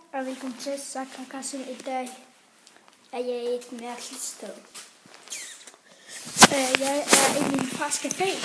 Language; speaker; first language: Danish; early bilingual, other home language; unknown